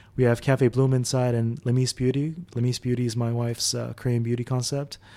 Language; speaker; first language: English; early bilingual, other home language; Arabic